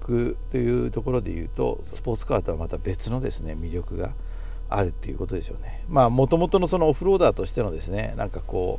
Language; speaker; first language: Japanese; native; Japanese